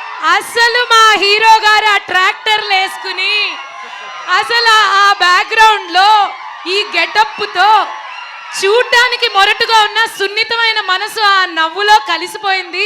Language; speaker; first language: Telugu; native; Telugu